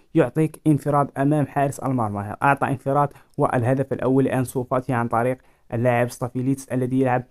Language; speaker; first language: Arabic; native; Arabic